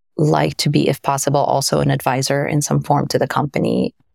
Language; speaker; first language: English; non-native, fluent; French